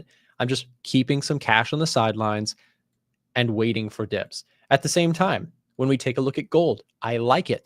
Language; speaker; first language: English; native; English